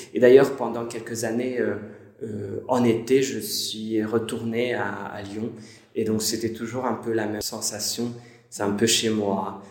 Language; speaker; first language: French; non-native, fluent; Hungarian